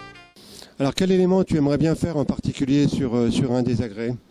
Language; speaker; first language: French; native; French